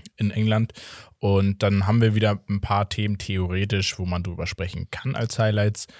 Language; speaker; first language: German; early bilingual, other home language; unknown